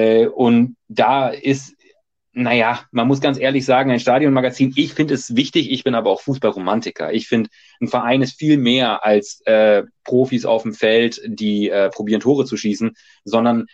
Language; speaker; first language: German; native; German